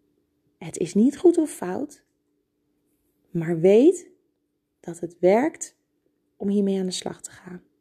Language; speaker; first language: Dutch; native; Dutch